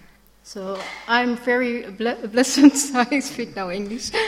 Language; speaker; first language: English; non-native, learner; Dutch